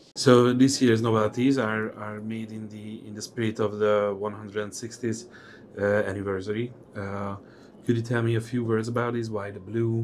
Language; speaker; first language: English; non-native, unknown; Hungarian